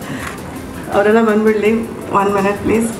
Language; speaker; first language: Kannada; native; Kannada